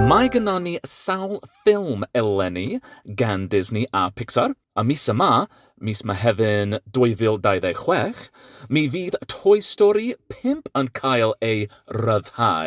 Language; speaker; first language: Welsh; non-native, learner; English